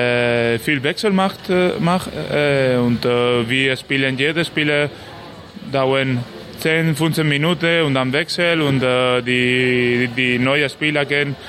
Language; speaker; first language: German; non-native, learner; Spanish